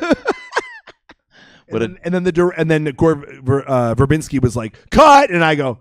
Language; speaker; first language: English; native; English